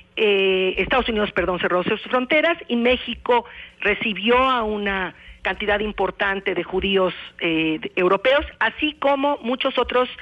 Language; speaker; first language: Spanish; native; Spanish